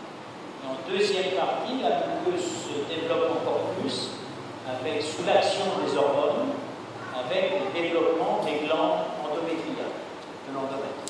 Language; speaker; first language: French; native; French